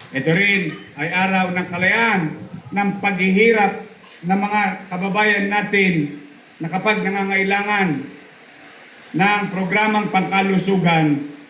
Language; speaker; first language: Filipino; native; Filipino